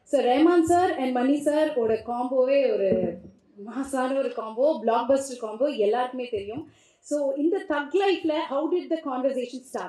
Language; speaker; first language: Tamil; native; Tamil